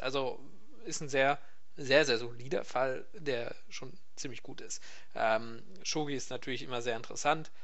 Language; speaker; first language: German; native; German